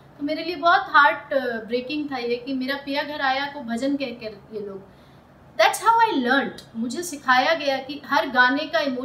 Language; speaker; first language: Hindi; native; Hindi